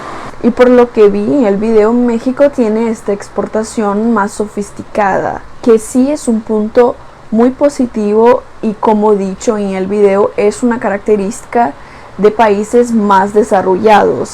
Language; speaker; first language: Spanish; non-native, fluent; Portuguese